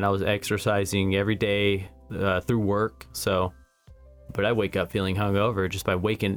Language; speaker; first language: English; native; English